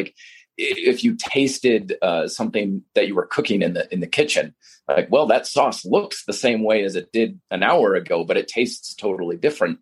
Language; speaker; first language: English; native; English